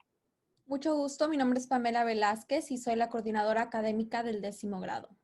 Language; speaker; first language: Spanish; native; Spanish